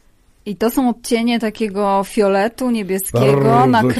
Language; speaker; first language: Polish; native; Polish